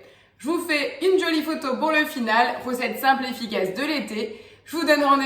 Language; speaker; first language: French; native; French